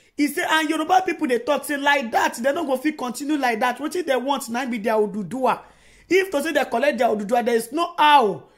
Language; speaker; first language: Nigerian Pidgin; non-native, local second language; Yoruba